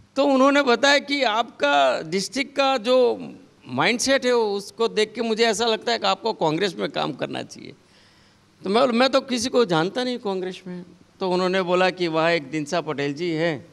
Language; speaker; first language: Hindi; non-native, local second language; Gujarati